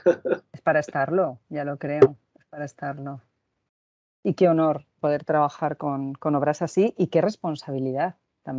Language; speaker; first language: Spanish; native; Spanish